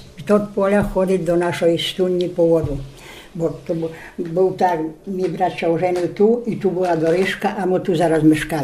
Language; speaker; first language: Polish; non-native, local second language; Rusyn